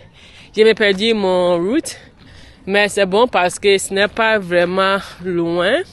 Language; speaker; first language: French; non-native, learner; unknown